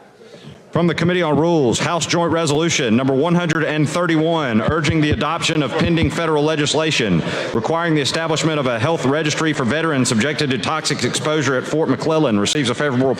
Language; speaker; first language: English; native; English